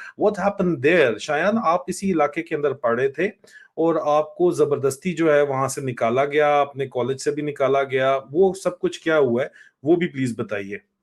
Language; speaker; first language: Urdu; native; Urdu